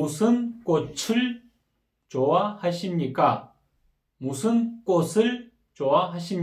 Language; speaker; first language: Korean; non-native, fluent; Kyrgyz